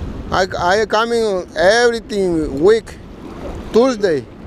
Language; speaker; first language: English; non-native, learner; Spanish